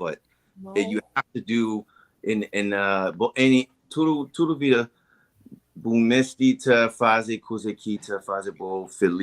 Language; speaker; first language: Portuguese; non-native, learner; English